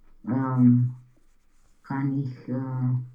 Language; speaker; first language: German; non-native, learner; Romanian